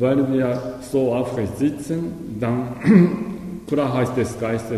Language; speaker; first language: German; non-native, learner; Japanese